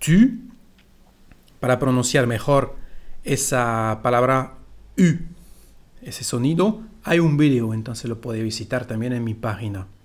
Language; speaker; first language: Spanish; non-native, fluent; French